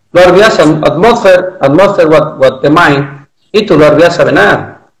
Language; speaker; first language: Indonesian; non-native, fluent; Spanish